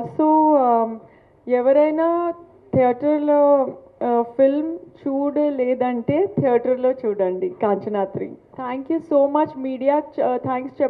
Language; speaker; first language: Telugu; non-native, local second language; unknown